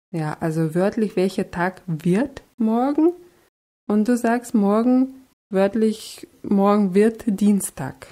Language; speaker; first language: German; non-native, fluent; Russian